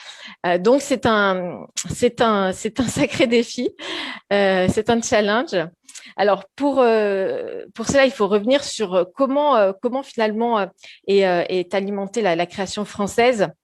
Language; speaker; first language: French; native; French